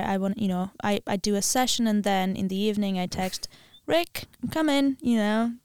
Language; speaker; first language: English; non-native, fluent; Armenian